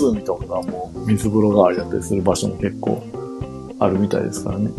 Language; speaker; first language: Japanese; native; Japanese